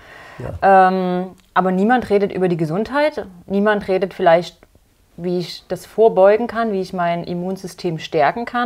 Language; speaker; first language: German; native; German